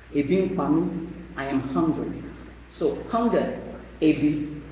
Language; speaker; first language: English; non-native, local second language; Yoruba